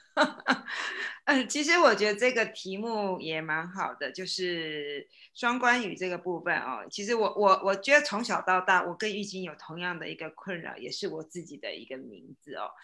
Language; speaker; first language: Chinese; native; Chinese